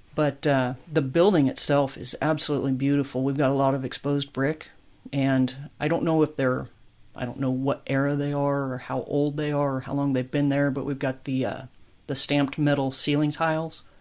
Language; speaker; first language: English; native; English